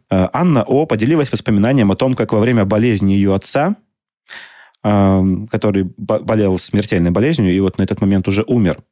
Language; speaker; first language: Russian; native; Russian